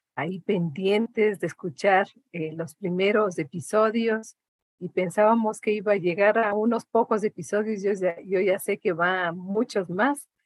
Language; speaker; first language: Spanish; native; Spanish